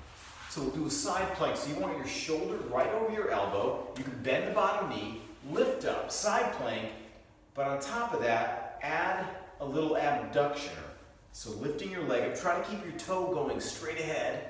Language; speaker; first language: English; native; English